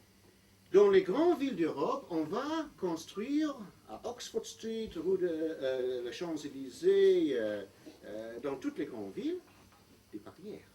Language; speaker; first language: French; non-native, fluent; English